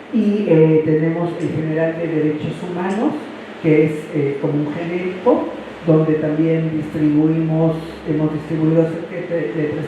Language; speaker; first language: Spanish; native; Spanish